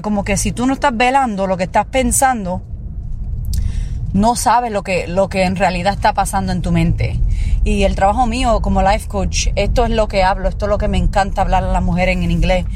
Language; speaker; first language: Spanish; early bilingual, heritage; Spanish